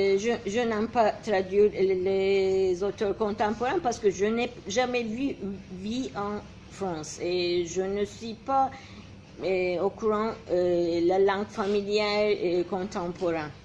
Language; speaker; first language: French; non-native, fluent; Turkish